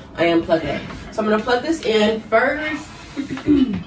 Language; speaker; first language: English; native; English